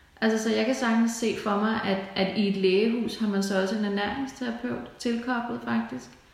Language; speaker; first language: Danish; native; Danish